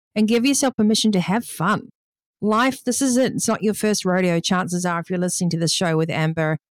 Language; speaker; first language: English; native; English